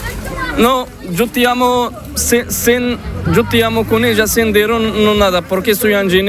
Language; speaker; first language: Spanish; non-native, learner; Arabic